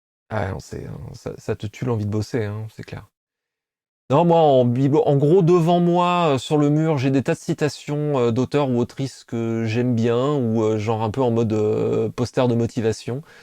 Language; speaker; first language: French; native; French